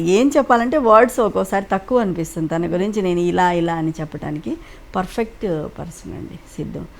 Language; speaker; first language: Telugu; native; Telugu